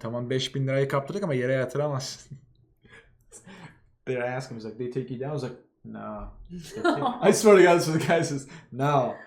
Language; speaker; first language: English; non-native, fluent; Turkish